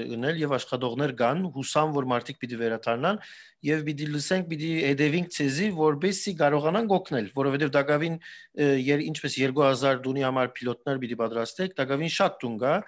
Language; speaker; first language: Armenian; early bilingual, heritage; Armenian